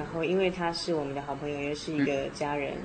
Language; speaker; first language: Chinese; native; Chinese